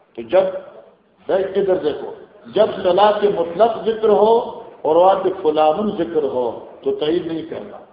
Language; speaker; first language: Urdu; non-native, local second language; Northern Hindko